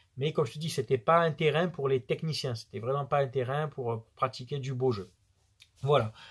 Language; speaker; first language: French; native; French